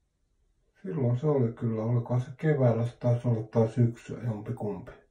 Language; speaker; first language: Finnish; native; Finnish